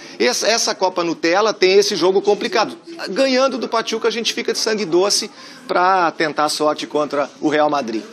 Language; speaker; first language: Portuguese; native; Portuguese